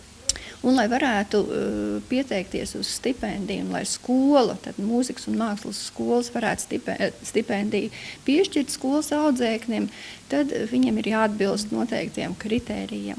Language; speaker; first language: Latvian; native; Latvian